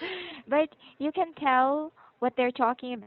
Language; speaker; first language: English; non-native, local second language; Filipino